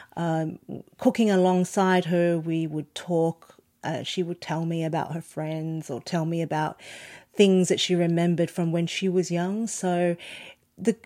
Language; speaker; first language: English; non-native, local second language; Cantonese